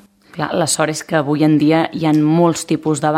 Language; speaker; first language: Catalan; native; Catalan